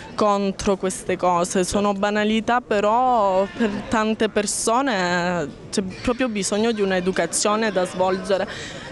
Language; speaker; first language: Italian; non-native, fluent; Ukrainian